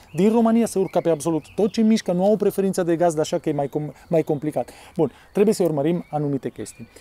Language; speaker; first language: Romanian; non-native, fluent; Italian